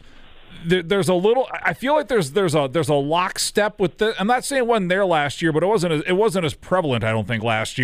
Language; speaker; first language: English; native; English